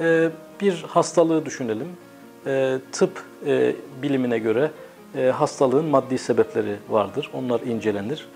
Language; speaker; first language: Turkish; native; Turkish